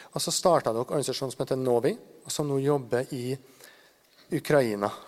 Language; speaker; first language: Norwegian; native; Norwegian